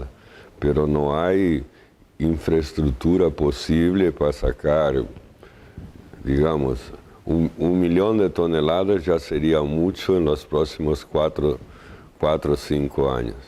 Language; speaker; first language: Spanish; non-native, fluent; Portuguese